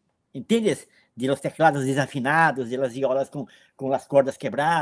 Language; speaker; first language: Spanish; non-native, learner; Portuguese